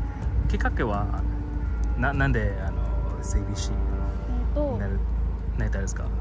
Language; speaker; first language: Japanese; non-native, fluent; English